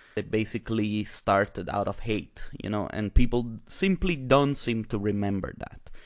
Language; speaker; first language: English; non-native, fluent; Italian